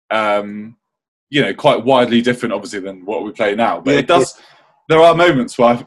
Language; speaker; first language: English; native; English